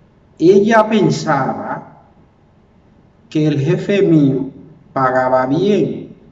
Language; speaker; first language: Spanish; non-native, fluent; Haitian Creole